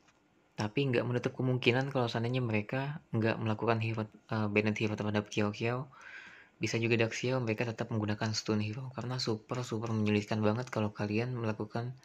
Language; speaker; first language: Indonesian; native; Indonesian